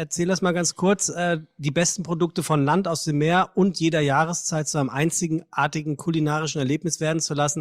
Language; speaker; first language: German; native; German